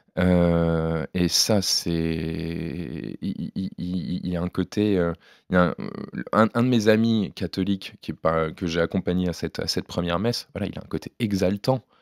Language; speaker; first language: French; native; French